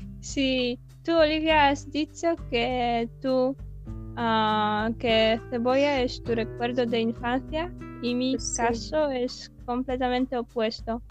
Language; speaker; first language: Spanish; non-native, fluent; Polish